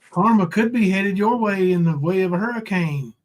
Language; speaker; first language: English; native; English